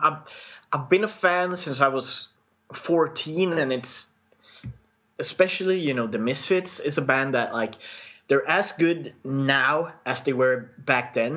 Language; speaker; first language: English; non-native, fluent; Swedish